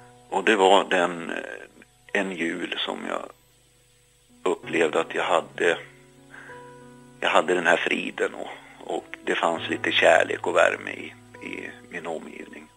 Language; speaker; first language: Swedish; native; Swedish